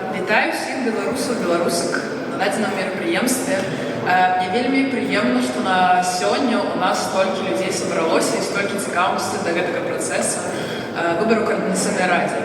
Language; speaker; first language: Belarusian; non-native, local second language; Russian